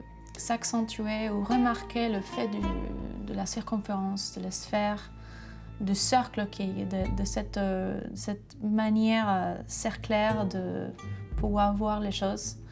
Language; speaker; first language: French; non-native, fluent; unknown